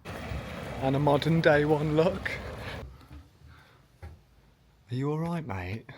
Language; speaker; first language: English; native; English